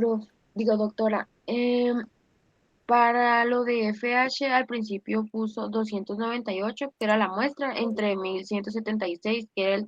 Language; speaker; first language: Spanish; native; Spanish